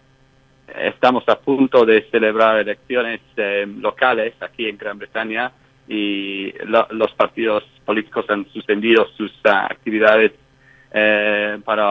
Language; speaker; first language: Spanish; non-native, fluent; English